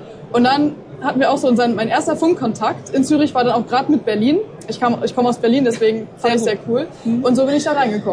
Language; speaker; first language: German; native; German